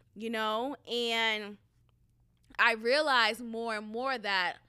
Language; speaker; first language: English; early bilingual, other home language; Haitian Creole